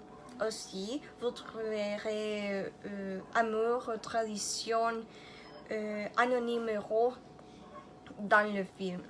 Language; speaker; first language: French; non-native, learner; Spanish